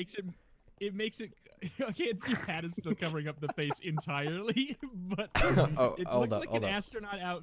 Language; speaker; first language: English; native; English